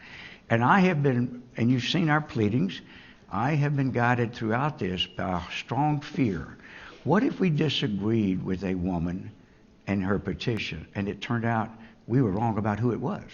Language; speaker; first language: English; native; English